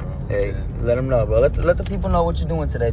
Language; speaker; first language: English; native; English